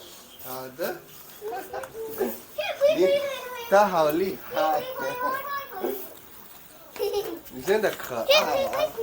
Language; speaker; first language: Chinese; non-native, learner; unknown